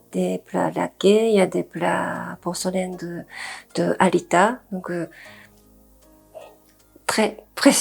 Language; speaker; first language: French; non-native, fluent; Japanese